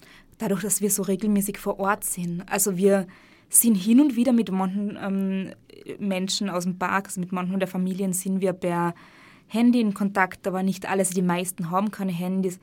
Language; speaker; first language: German; native; German